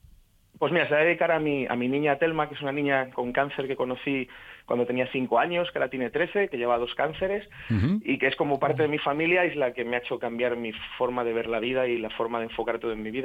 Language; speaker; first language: Spanish; native; Spanish